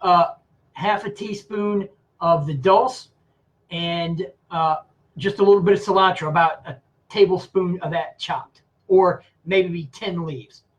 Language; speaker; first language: English; native; English